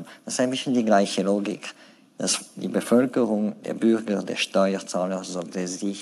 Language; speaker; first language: German; non-native, fluent; French